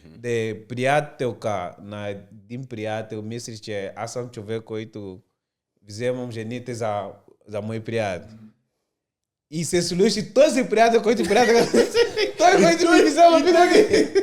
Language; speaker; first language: Bulgarian; non-native, learner; Portuguese